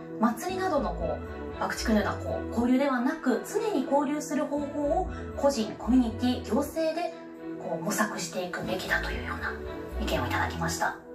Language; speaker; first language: Japanese; native; Japanese